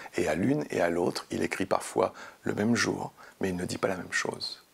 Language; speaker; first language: French; native; French